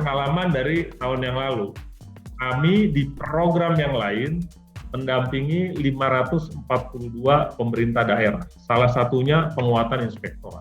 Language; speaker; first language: Indonesian; native; Indonesian